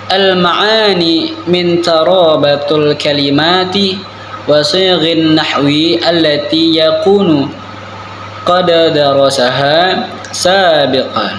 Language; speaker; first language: Arabic; non-native, learner; Indonesian